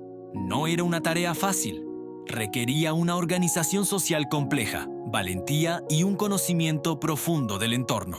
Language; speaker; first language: Spanish; native; Spanish